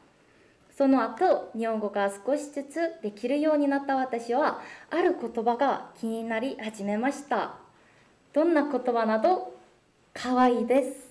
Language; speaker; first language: Japanese; non-native, fluent; Korean